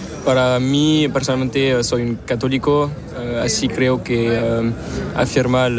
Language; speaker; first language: Spanish; non-native, learner; French